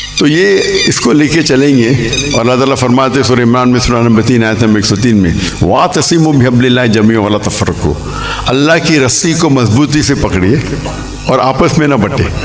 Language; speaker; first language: Urdu; non-native, local second language; Hindi